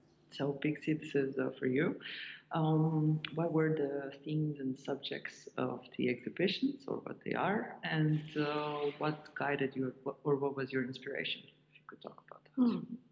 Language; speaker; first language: English; non-native, fluent; Romanian